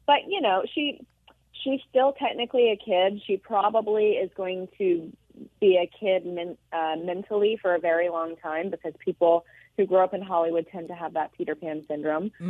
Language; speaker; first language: English; native; English